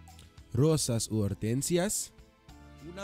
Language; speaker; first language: Spanish; non-native, fluent; Dutch